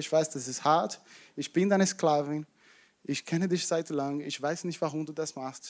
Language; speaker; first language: German; non-native, fluent; Portuguese